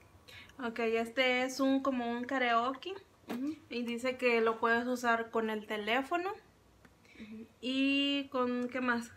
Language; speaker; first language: Spanish; native; Spanish